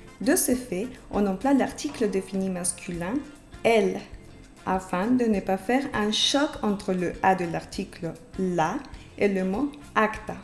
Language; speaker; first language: French; non-native, fluent; Spanish